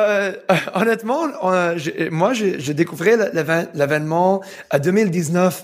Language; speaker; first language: French; early bilingual, heritage; French